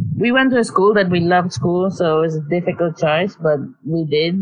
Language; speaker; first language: English; non-native, local second language; Tamil